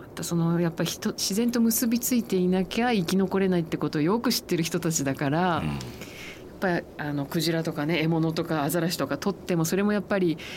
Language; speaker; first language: Japanese; native; Japanese